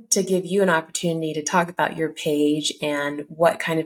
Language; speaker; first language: English; early bilingual, other home language; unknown